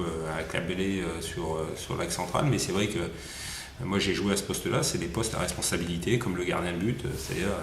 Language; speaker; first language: French; native; French